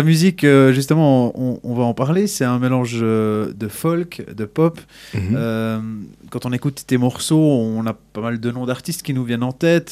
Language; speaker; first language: French; native; French